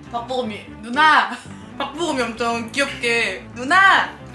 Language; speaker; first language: Korean; native; Korean